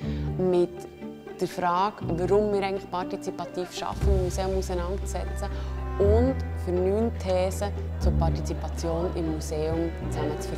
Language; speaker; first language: German; native; German